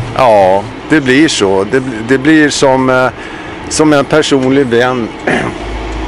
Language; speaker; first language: Swedish; native; Swedish